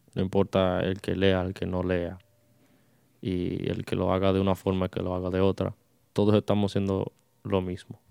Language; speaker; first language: Spanish; early bilingual, heritage; Spanish